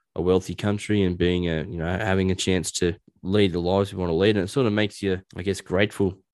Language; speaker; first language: English; native; English